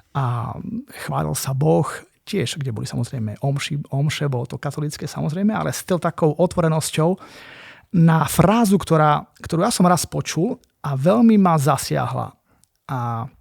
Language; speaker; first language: Slovak; native; Slovak